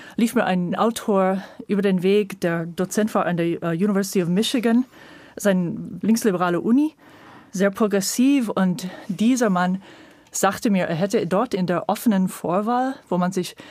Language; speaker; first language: German; non-native, fluent; English